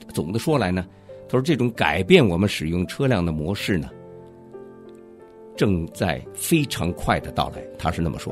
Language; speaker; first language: Chinese; native; Chinese